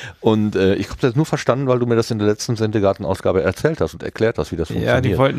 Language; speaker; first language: German; native; German